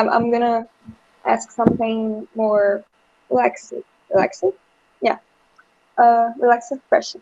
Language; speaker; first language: English; non-native, learner; Portuguese